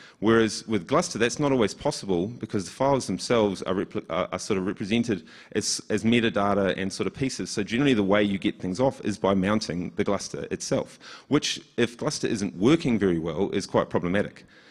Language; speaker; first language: English; native; English